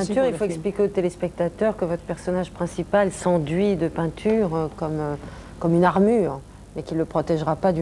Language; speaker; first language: French; native; French